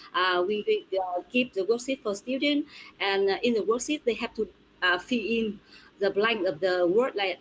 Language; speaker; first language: English; non-native, fluent; Vietnamese